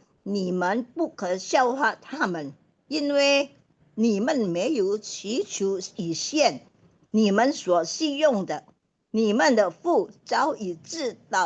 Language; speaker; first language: Chinese; non-native, learner; Indonesian